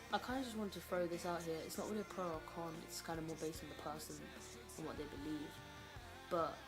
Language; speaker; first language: English; native; English